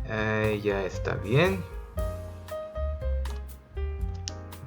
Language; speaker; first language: Spanish; early bilingual, heritage; Spanish